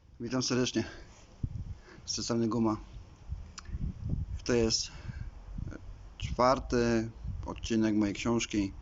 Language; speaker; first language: Polish; native; Polish